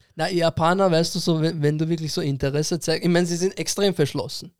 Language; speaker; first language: German; early bilingual, other home language; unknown